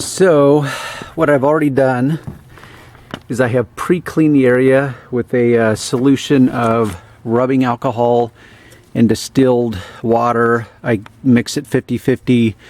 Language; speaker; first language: English; native; English